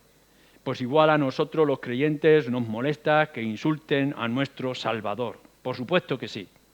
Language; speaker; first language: Spanish; native; Spanish